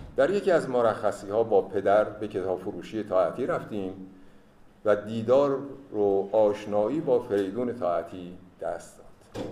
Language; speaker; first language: Persian; native; Persian